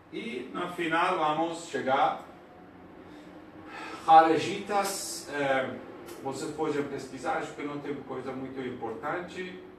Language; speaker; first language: Portuguese; non-native, learner; Persian